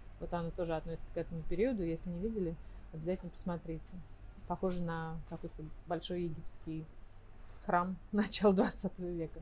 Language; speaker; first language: Russian; native; Russian